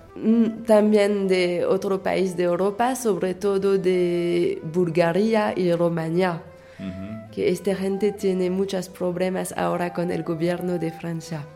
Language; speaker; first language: Spanish; non-native, fluent; French